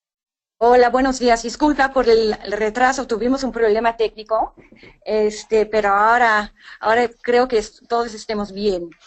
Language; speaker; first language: Spanish; non-native, fluent; English